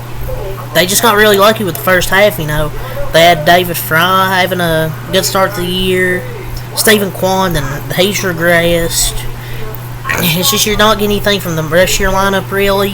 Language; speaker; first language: English; native; English